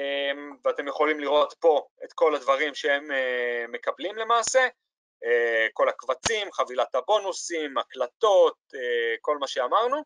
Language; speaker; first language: Hebrew; native; Hebrew